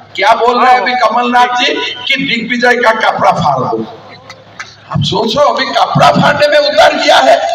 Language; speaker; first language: Hindi; non-native, local second language; Assamese